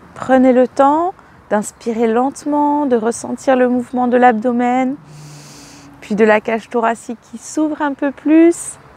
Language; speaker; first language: French; native; French